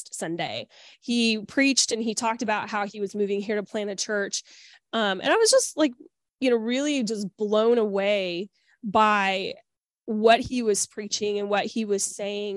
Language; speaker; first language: English; native; English